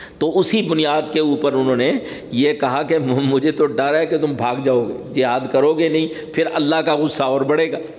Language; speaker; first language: Urdu; native; Urdu